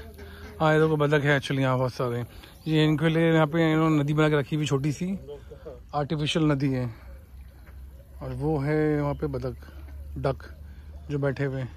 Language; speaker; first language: Hindi; native; Hindi